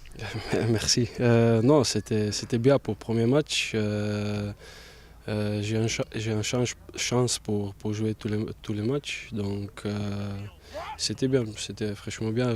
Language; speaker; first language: French; non-native, learner; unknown